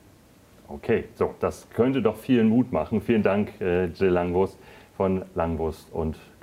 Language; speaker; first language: German; native; German